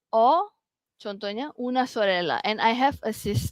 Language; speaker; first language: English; non-native, local second language; Malay